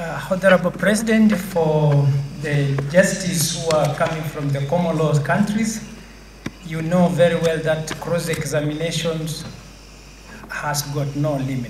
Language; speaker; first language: English; non-native, local second language; Swahili